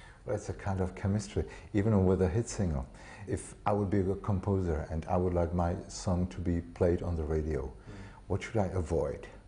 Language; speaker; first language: English; non-native, fluent; Czech